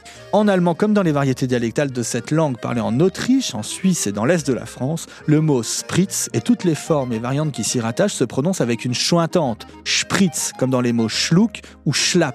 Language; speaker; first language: French; native; French